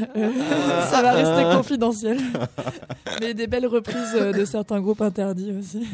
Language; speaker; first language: French; native; French